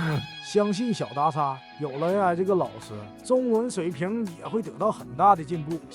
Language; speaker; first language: Chinese; native; Chinese